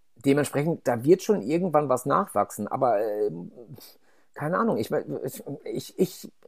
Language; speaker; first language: German; native; German